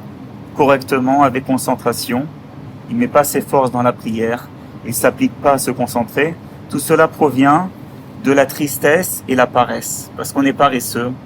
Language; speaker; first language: French; native; French